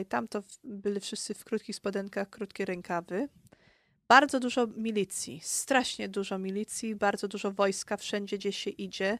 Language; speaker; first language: Polish; early bilingual, heritage; Polish